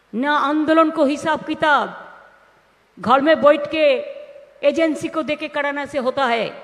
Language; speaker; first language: Hindi; non-native, local second language; Bangla